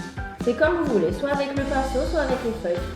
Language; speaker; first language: French; native; French